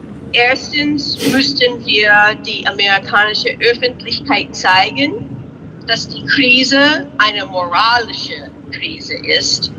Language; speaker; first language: German; non-native, fluent; English